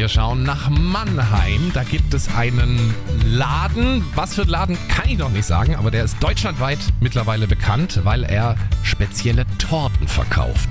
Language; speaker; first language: German; native; German